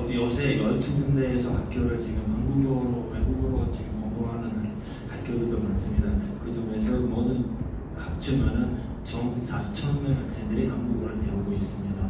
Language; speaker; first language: Korean; non-native, fluent; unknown